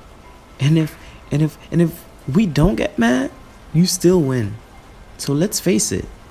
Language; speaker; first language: English; native; English